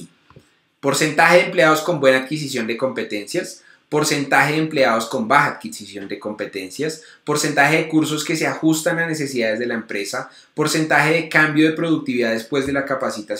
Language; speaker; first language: Spanish; native; Spanish